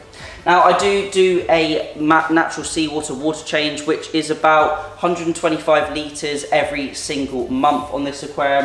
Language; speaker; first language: English; native; English